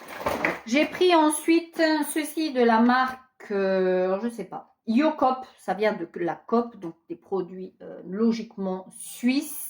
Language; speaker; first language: French; native; French